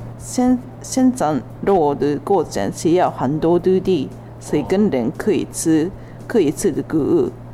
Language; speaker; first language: Chinese; non-native, learner; Japanese